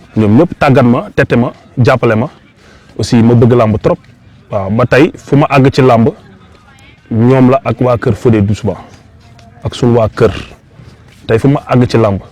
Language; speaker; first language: Wolof; non-native, local second language; Fula